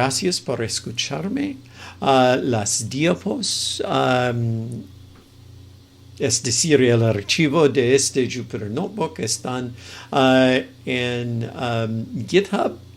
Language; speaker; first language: Spanish; non-native, fluent; English